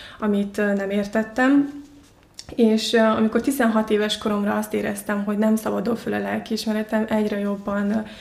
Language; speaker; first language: Hungarian; non-native, fluent; Mongolian